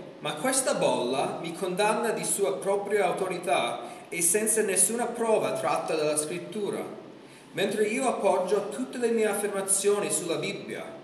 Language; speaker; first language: Italian; non-native, fluent; English